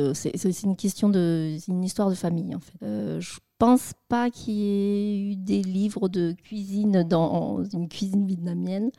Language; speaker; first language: French; non-native, fluent; Vietnamese